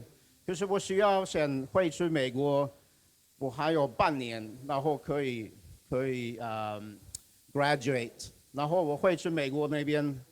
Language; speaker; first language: Chinese; non-native, fluent; Swedish